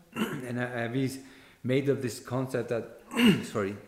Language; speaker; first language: English; non-native, fluent; Icelandic